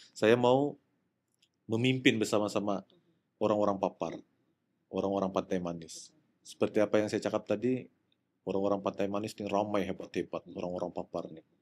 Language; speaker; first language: Malay; native; Malay